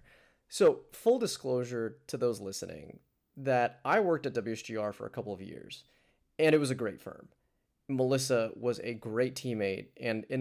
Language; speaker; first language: English; native; English